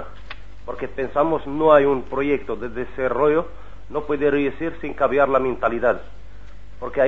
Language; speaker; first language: Spanish; non-native, learner; Arabic